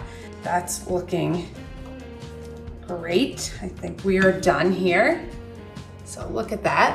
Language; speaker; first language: English; native; English